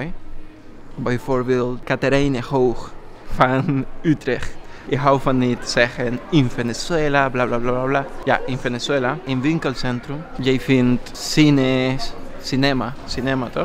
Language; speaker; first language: Dutch; non-native, learner; Spanish